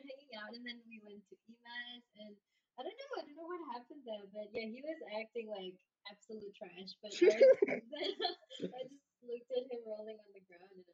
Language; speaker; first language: English; non-native, local second language; Malayalam